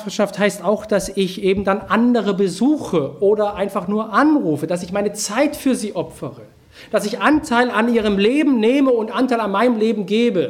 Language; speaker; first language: German; native; German